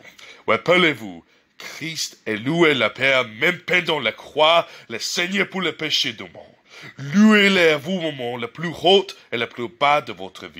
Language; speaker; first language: French; non-native, learner; English